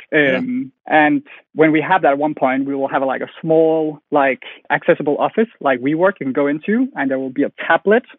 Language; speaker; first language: English; non-native, fluent; Danish